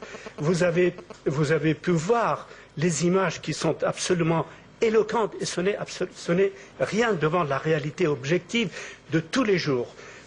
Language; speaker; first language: French; native; French